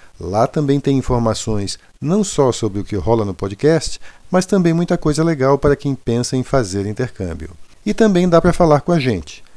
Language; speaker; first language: Portuguese; native; Portuguese